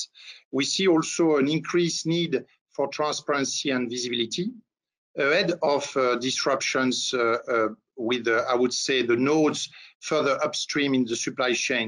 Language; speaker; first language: English; non-native, fluent; French